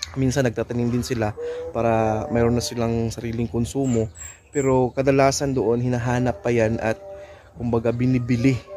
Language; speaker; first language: Filipino; non-native, local second language; Cebuano